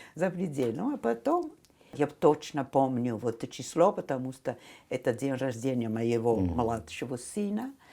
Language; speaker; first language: Russian; non-native, fluent; Italian